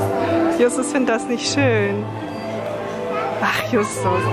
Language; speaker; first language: German; native; German